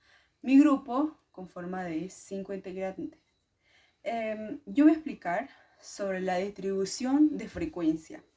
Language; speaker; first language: Spanish; native; Spanish